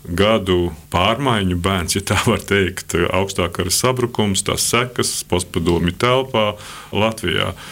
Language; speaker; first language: Latvian; native; Latvian